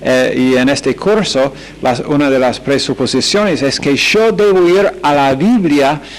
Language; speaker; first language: Spanish; non-native, fluent; English